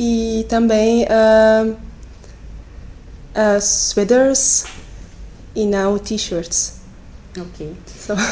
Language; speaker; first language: Portuguese; non-native, learner; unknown